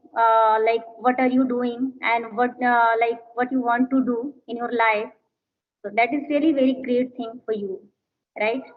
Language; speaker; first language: English; non-native, learner; Hindi